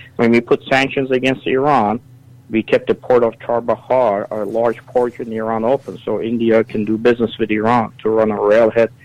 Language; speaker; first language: English; early bilingual, other home language; Assyrian Neo-Aramaic